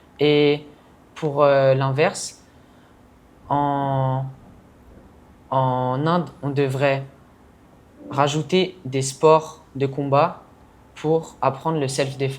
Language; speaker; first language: French; native; French